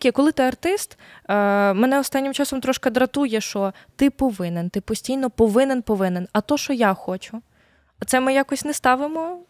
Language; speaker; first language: Ukrainian; native; Ukrainian